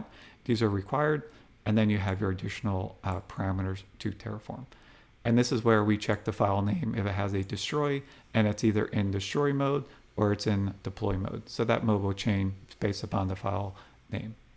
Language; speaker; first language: English; native; English